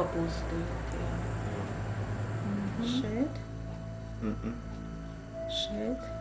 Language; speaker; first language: Latvian; non-native, local second language; Russian